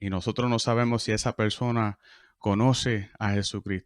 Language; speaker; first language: Spanish; early bilingual, heritage; Spanish